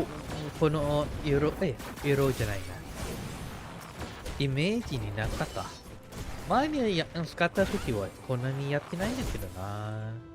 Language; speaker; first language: Japanese; non-native, fluent; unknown